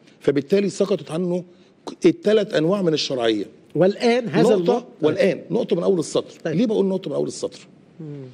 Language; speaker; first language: Arabic; native; Arabic